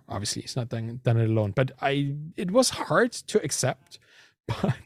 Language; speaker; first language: English; non-native, fluent; German